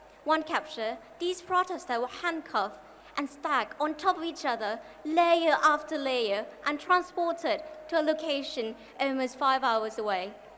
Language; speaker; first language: English; non-native, fluent; Thai